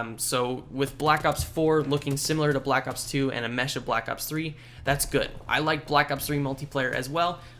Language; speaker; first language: English; native; English